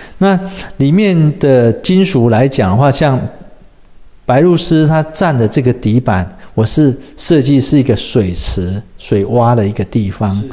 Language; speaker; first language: Chinese; native; Chinese